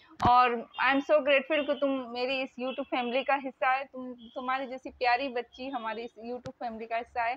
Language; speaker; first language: Hindi; native; Hindi